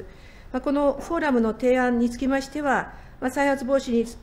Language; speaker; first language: Japanese; native; Japanese